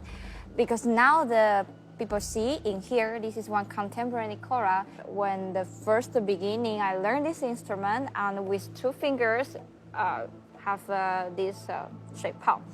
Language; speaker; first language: English; non-native, learner; Chinese